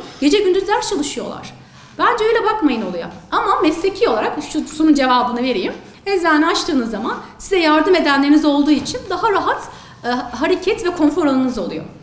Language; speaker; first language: Turkish; native; Turkish